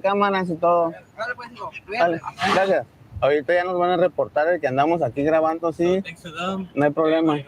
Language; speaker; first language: Spanish; native; Spanish